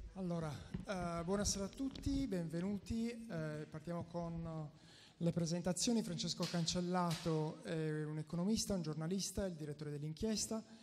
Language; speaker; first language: Italian; native; Italian